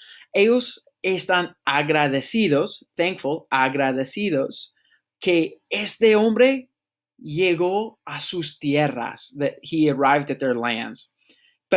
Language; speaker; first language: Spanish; non-native, fluent; English